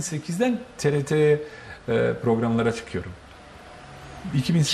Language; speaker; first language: Turkish; non-native, fluent; Bosnian